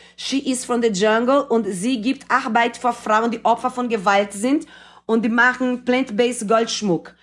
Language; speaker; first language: German; non-native, fluent; Portuguese